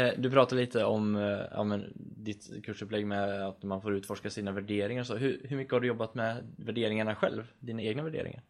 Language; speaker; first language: Swedish; early bilingual, other home language; Kurdish